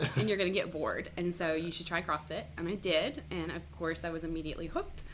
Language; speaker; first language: English; native; English